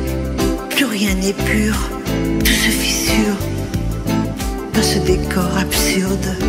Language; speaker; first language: French; native; French